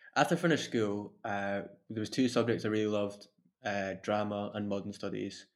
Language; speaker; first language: English; native; English